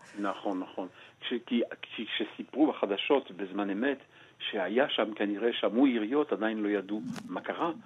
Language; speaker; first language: Hebrew; non-native, fluent; French